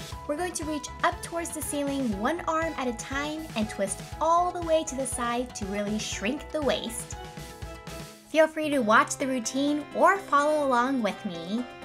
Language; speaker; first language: English; early bilingual, other home language; Japanese